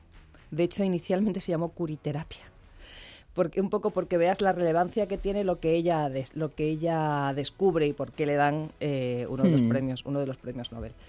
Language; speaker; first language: Spanish; native; Spanish